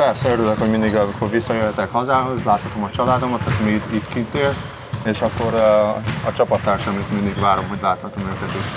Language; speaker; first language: Hungarian; early bilingual, heritage; Hungarian